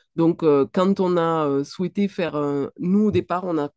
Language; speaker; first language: French; native; French